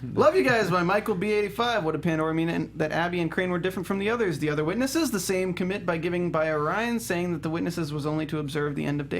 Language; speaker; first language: English; native; English